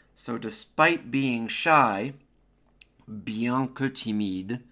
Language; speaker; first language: English; native; English